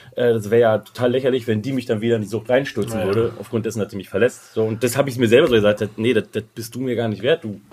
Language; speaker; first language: German; native; German